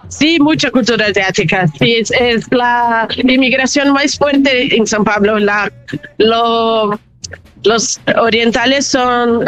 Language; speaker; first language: Spanish; non-native, fluent; Portuguese